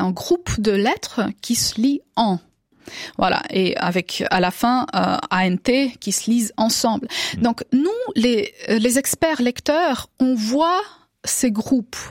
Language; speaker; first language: French; non-native, fluent; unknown